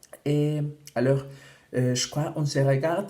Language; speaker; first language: French; non-native, fluent; Spanish